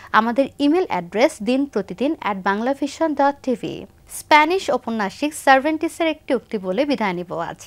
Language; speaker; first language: Bangla; native; Bangla